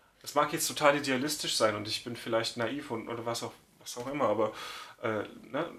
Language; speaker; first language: German; native; German